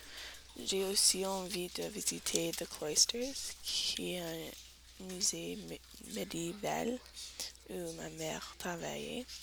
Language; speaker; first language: French; non-native, learner; English